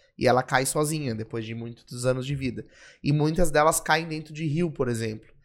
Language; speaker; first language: Portuguese; native; Portuguese